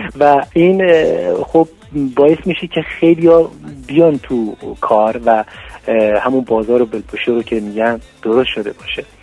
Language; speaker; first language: Persian; non-native, local second language; Central Kurdish